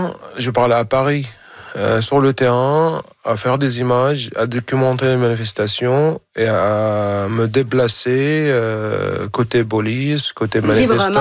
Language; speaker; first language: French; non-native, fluent; Arabic